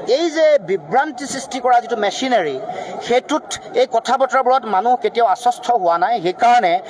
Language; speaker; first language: Assamese; native; Assamese